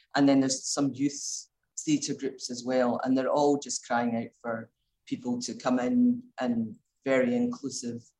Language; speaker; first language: English; native; English